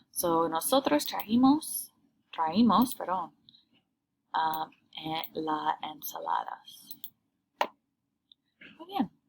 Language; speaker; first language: Spanish; non-native, learner; English